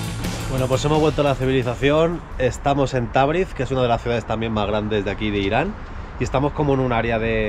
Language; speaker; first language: Spanish; native; Spanish